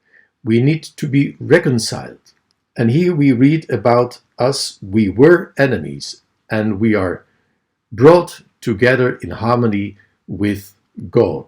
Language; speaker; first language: English; non-native, fluent; Dutch